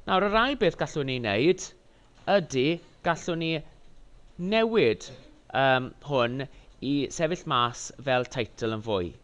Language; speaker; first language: Welsh; non-native, local second language; English